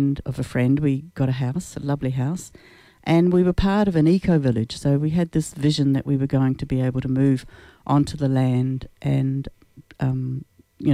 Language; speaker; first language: English; native; English